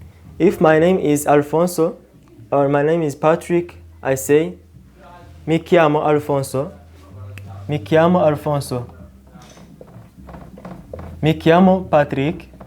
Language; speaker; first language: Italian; non-native, learner; Kinyarwanda